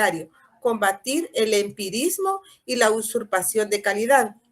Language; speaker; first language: Spanish; native; Spanish